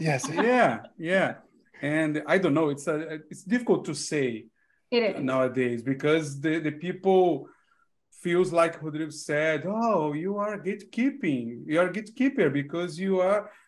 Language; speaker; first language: English; non-native, learner; Portuguese